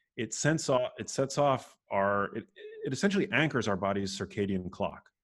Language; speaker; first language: English; native; English